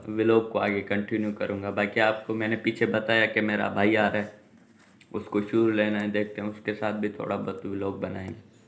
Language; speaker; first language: Urdu; non-native, local second language; Punjabi